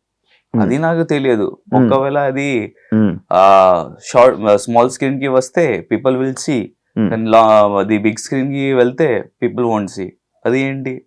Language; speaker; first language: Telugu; non-native, learner; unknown